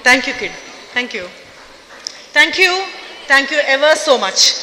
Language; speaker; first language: English; non-native, local second language; Tamil